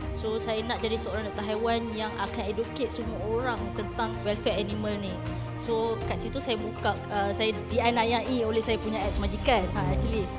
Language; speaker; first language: Malay; native; Malay